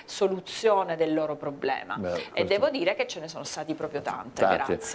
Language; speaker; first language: Italian; native; Italian